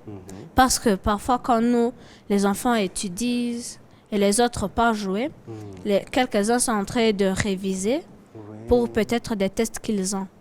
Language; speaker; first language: French; non-native, local second language; Kinyarwanda